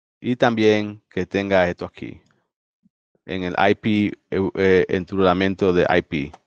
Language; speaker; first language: Spanish; early bilingual, heritage; Spanish